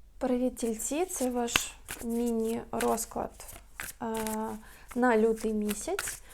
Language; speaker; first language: Ukrainian; non-native, local second language; Russian